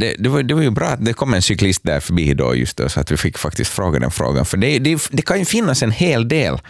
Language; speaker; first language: Swedish; native; Swedish